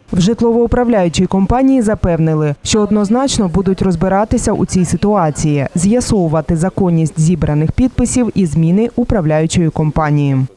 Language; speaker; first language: Ukrainian; native; Ukrainian